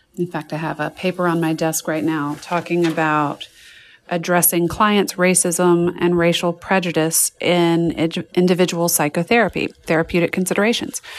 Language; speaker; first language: English; native; English